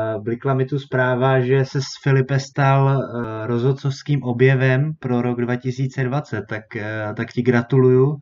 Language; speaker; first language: Czech; native; Czech